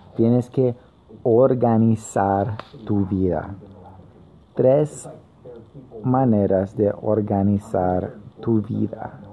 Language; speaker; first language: Spanish; native; Spanish